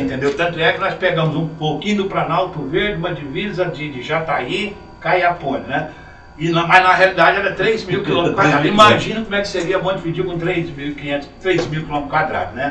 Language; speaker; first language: Portuguese; native; Portuguese